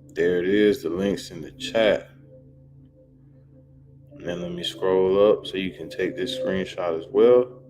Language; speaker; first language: English; native; English